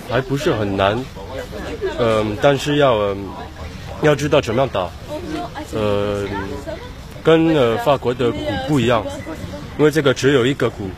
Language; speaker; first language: Chinese; early bilingual, heritage; Chinese